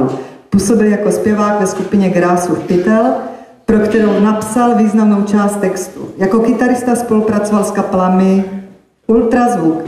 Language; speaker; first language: Czech; native; Czech